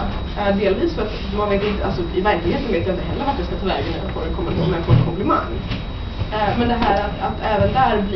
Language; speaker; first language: Swedish; native; Swedish